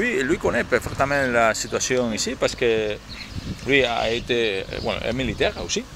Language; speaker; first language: French; non-native, learner; Spanish